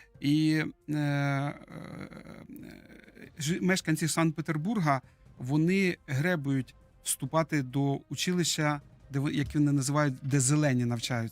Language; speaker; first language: Ukrainian; native; Ukrainian